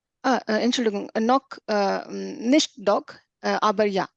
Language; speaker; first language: German; non-native, learner; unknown